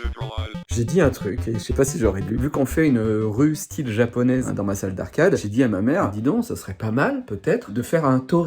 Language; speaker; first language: French; native; French